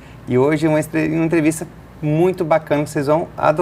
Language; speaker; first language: Portuguese; native; Portuguese